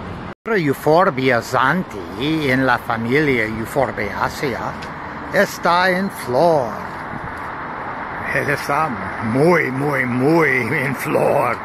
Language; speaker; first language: Spanish; non-native, learner; English